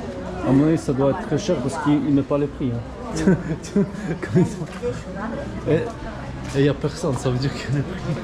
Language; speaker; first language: French; early bilingual, other home language; Polish